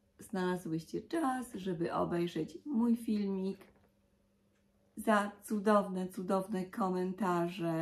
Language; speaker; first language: Polish; native; Polish